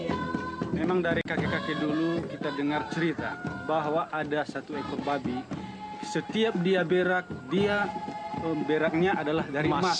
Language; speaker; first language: Indonesian; non-native, local second language; Nias